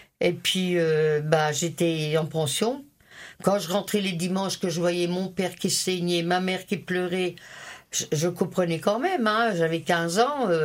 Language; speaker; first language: French; early bilingual, other home language; Italian